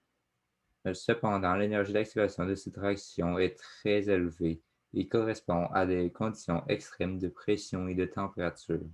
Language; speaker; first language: French; native; French